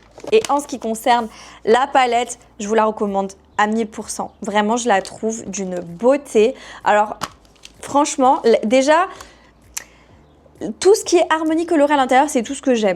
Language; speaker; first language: French; native; French